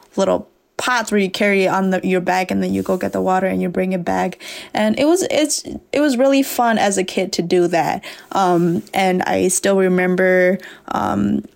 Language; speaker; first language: English; early bilingual, other home language; S'gaw Karen